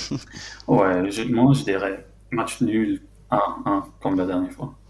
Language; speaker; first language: French; non-native, fluent; English